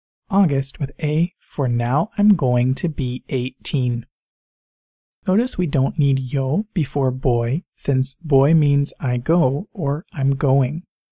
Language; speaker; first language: English; native; English